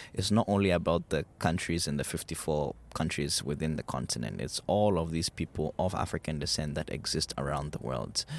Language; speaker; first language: English; non-native, local second language; Ewe